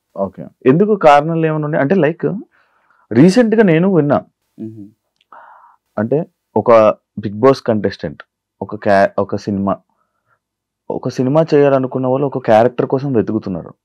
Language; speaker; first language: Telugu; native; Telugu